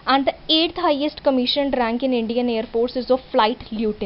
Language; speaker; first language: English; non-native, local second language; Hindi